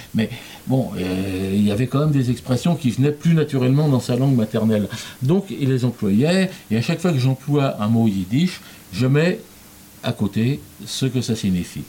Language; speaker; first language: French; native; French